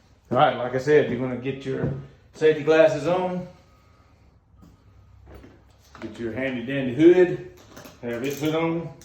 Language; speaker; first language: English; native; English